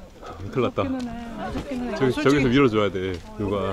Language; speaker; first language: Korean; native; Korean